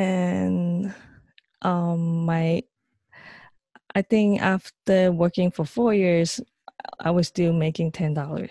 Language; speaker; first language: English; non-native, local second language; Chinese